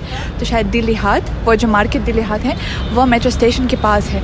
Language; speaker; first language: Hindi; non-native, fluent; Russian